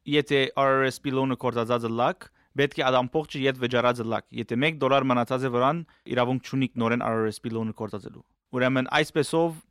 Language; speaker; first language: Armenian; early bilingual, heritage; Armenian